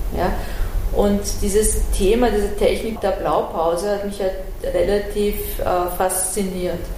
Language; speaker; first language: German; early bilingual, other home language; Persian